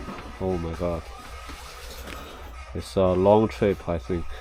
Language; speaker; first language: English; non-native, fluent; Chinese